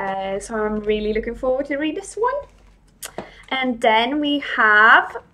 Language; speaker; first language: English; non-native, fluent; Swedish